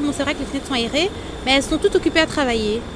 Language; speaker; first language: French; native; French